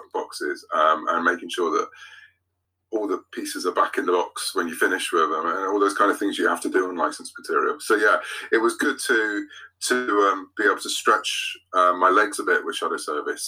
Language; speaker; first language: English; native; English